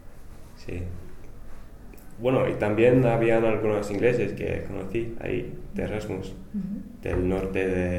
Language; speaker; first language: Spanish; non-native, fluent; English